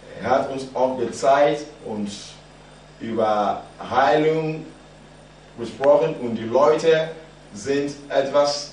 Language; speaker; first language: German; non-native, fluent; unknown